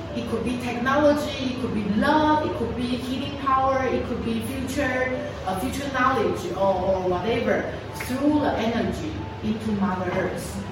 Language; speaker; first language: English; non-native, fluent; Chinese